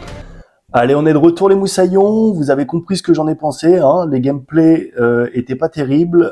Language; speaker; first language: French; native; French